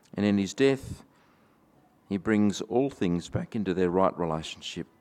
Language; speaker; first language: English; native; English